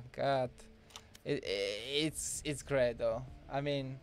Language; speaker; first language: English; non-native, fluent; Bulgarian